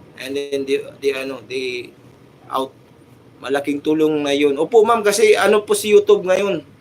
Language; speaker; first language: Filipino; non-native, local second language; Cebuano